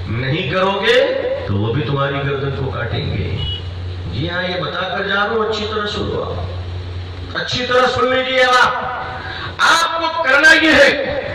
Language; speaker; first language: Urdu; native; Urdu